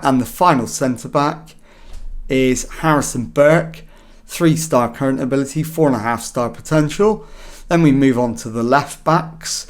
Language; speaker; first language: English; native; English